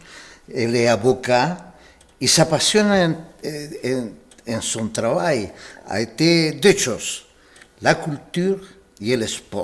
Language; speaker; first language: French; non-native, fluent; Spanish